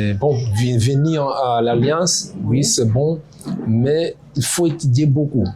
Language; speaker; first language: French; non-native, learner; Portuguese